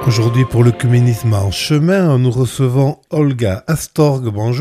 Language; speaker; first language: French; native; French